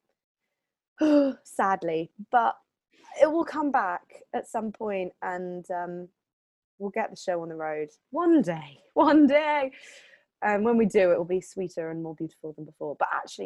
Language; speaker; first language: English; native; English